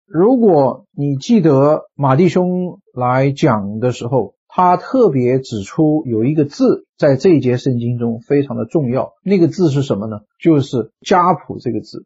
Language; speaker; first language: Chinese; native; Chinese